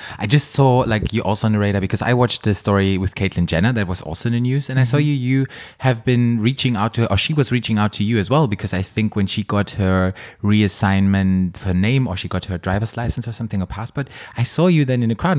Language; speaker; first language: English; non-native, fluent; German